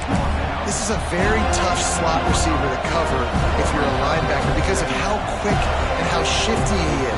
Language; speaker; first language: English; native; English